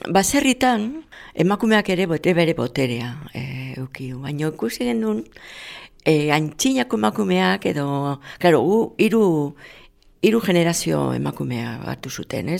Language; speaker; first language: Basque; non-native, local second language; Spanish